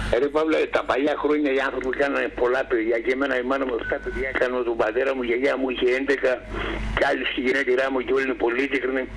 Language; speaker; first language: Greek; native; Greek